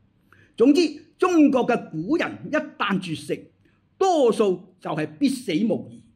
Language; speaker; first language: Chinese; native; Chinese